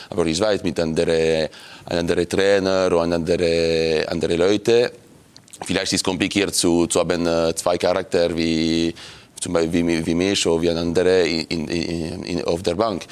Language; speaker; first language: German; non-native, local second language; French